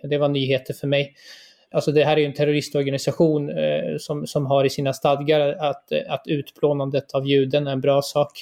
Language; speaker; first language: Swedish; native; Swedish